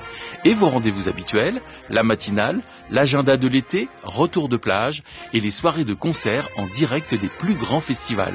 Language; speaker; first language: French; native; French